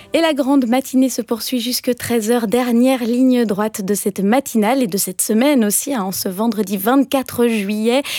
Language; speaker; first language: French; native; French